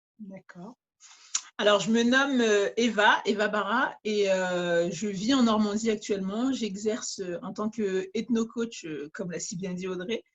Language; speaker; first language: French; early bilingual, other home language; Bambara